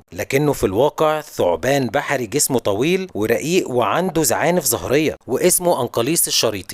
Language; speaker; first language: Arabic; native; Arabic